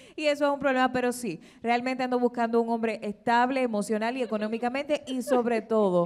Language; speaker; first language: Spanish; native; Spanish